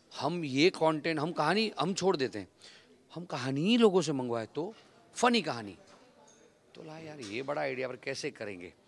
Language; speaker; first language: Hindi; non-native, local second language; Gujarati